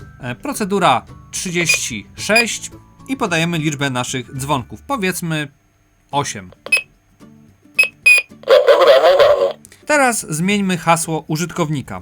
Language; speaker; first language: Polish; native; Polish